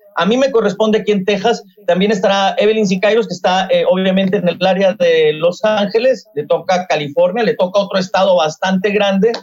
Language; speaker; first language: Spanish; native; Spanish